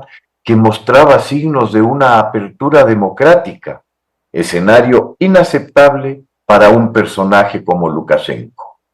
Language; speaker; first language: Spanish; native; Spanish